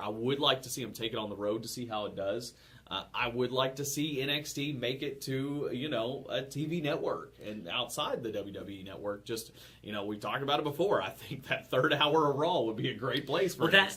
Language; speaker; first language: English; native; English